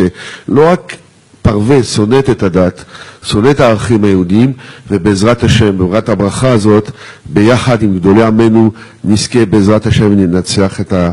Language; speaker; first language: Hebrew; non-native, fluent; French